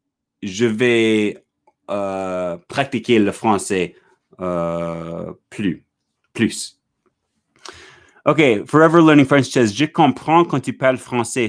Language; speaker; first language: French; non-native, learner; English